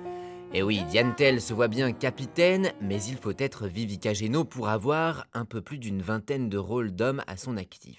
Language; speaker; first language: French; native; French